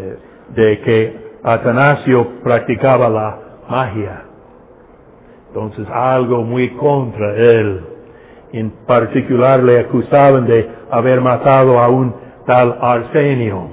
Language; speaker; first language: Spanish; non-native, fluent; English